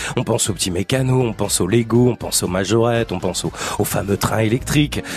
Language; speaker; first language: French; native; French